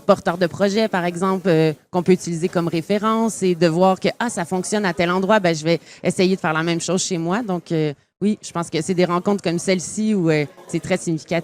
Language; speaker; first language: French; native; French